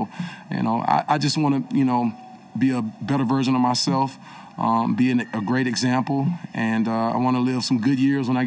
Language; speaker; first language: English; native; English